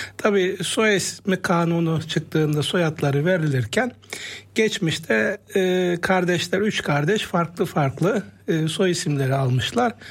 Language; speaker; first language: Turkish; native; Turkish